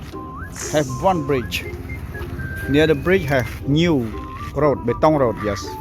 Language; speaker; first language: English; non-native, learner; Khmer